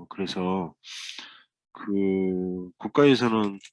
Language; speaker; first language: Korean; native; Korean